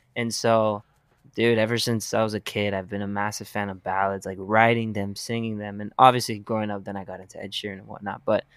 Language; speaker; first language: English; early bilingual, other home language; Spanish